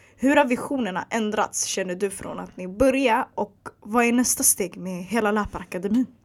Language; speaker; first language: Swedish; early bilingual, other home language; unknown